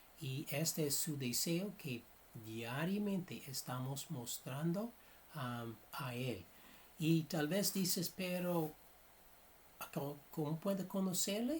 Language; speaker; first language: Spanish; non-native, fluent; English